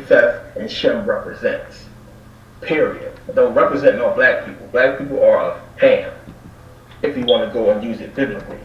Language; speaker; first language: English; native; English